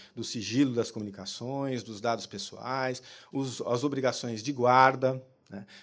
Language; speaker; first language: Portuguese; native; Portuguese